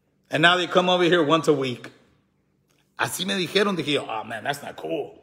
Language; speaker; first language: English; early bilingual, other home language; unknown